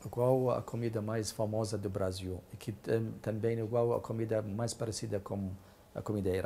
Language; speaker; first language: Portuguese; non-native, fluent; Arabic